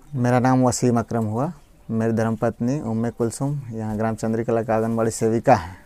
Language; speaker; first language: Hindi; native; Hindi